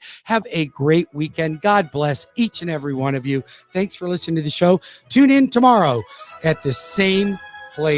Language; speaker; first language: English; native; English